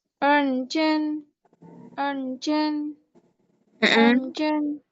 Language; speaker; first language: Chinese; non-native, learner; Indonesian